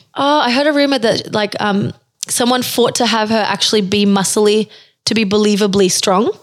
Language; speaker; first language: English; early bilingual, other home language; Spanish